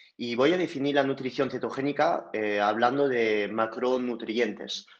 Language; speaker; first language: Spanish; non-native, fluent; French